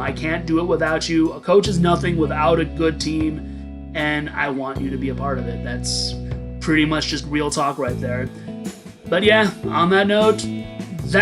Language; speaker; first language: English; native; English